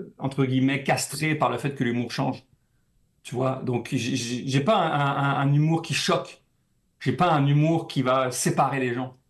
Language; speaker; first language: French; native; French